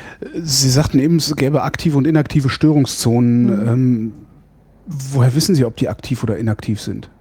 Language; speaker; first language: German; native; German